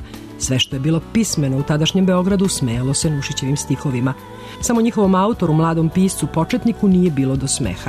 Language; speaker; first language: Serbian; native; Serbian